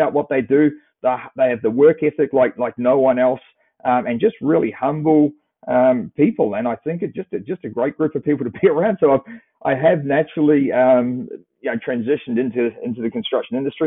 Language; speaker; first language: English; native; English